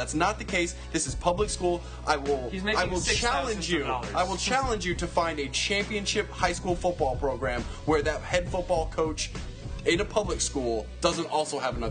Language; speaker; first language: English; native; English